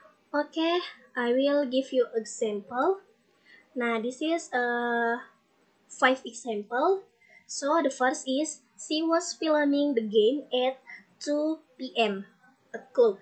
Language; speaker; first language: English; non-native, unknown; Indonesian